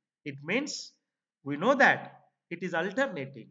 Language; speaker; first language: English; non-native, local second language; Marathi